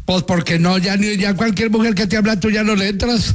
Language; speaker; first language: Spanish; native; Spanish